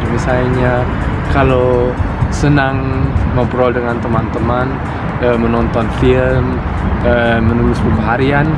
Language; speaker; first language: Indonesian; non-native, fluent; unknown